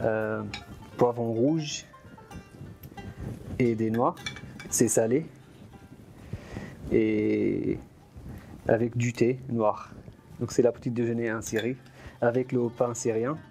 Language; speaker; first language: French; non-native, fluent; Arabic